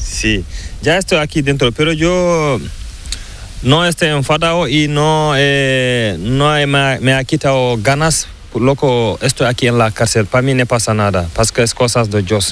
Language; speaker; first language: Spanish; non-native, learner; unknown